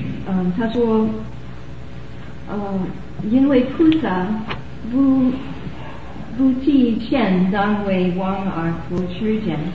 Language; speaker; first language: Chinese; non-native, learner; English